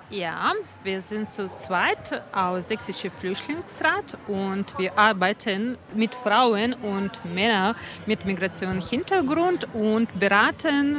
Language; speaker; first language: German; non-native, learner; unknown